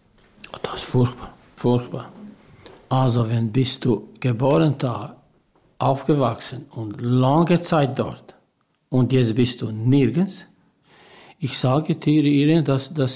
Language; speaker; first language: German; non-native, learner; Albanian